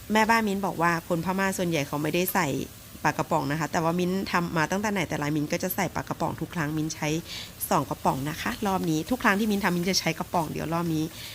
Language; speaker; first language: Thai; native; Thai